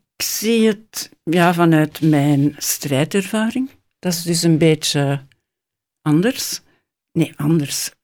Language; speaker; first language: Dutch; native; Dutch